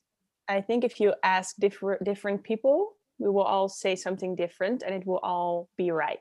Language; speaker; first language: English; non-native, fluent; Dutch